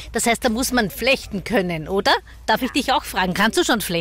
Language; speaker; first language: German; native; German